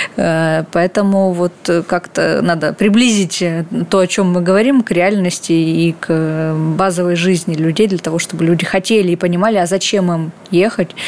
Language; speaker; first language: Russian; native; Russian